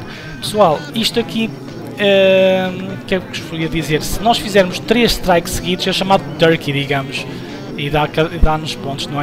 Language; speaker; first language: Portuguese; native; Portuguese